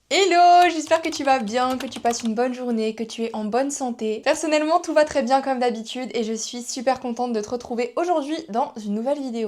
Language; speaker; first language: French; native; French